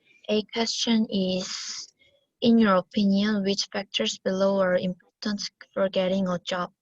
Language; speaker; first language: English; non-native, learner; Korean